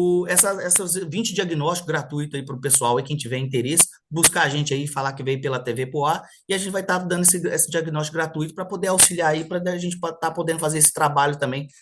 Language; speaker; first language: Portuguese; native; Portuguese